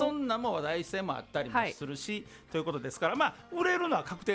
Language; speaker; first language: Japanese; native; Japanese